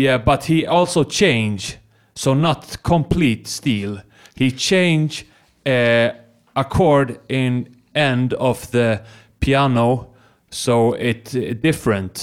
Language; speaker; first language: English; non-native, fluent; Swedish